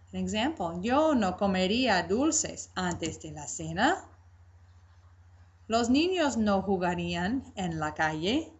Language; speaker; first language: Spanish; non-native, fluent; English